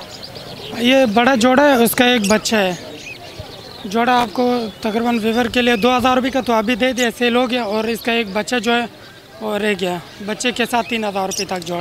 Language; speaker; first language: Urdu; non-native, local second language; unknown